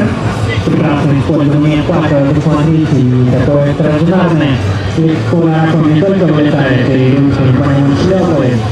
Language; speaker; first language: Russian; native; Russian